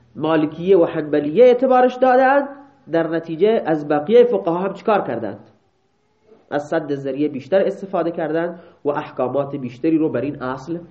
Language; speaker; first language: Persian; non-native, local second language; Baluchi